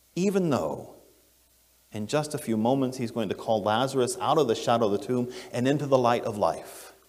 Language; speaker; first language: English; native; English